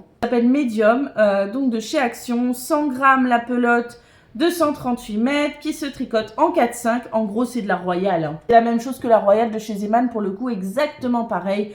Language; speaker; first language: French; native; French